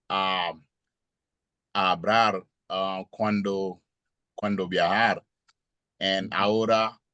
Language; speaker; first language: Spanish; non-native, learner; Haitian Creole